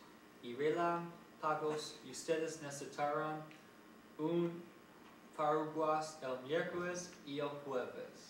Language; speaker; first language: Spanish; non-native, learner; English